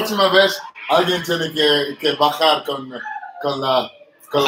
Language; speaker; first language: Spanish; non-native, fluent; Dutch